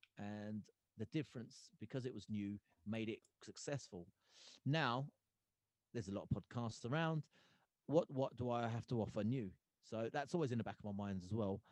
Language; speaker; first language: English; early bilingual, other home language; Punjabi